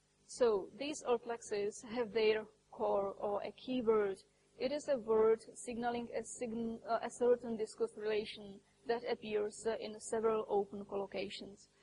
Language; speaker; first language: English; non-native, fluent; Czech